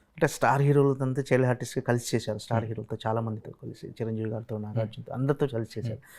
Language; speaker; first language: Telugu; native; Telugu